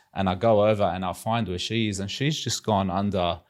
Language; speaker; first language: English; native; English